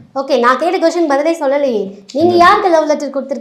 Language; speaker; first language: Tamil; native; Tamil